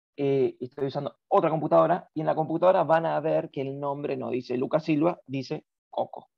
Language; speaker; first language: Spanish; native; Spanish